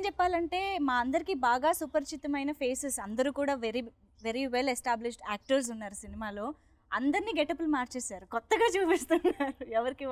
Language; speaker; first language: Telugu; native; Telugu